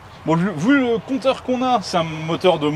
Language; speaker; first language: French; native; French